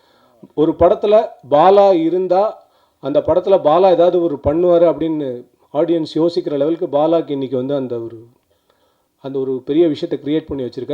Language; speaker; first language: Tamil; native; Tamil